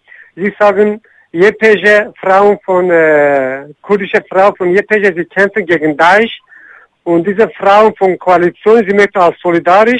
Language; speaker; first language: German; non-native, learner; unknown